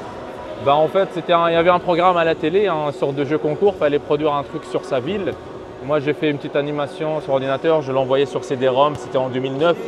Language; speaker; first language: French; native; French